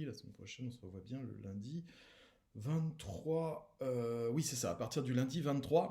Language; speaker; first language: French; native; French